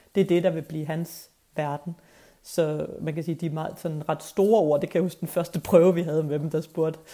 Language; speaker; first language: Danish; native; Danish